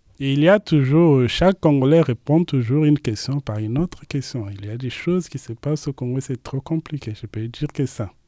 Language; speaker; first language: French; non-native, local second language; Lingala